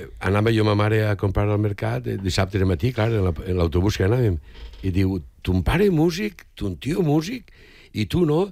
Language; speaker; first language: Catalan; native; Catalan